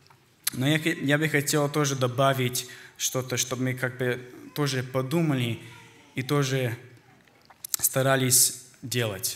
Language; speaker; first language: Russian; early bilingual, heritage; Russian